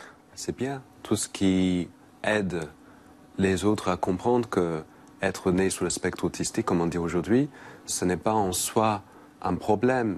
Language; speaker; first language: French; non-native, fluent; English